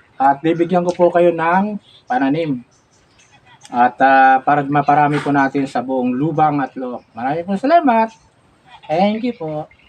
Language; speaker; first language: Filipino; native; Filipino